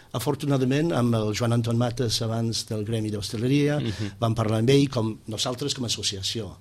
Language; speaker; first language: Catalan; non-native, fluent; English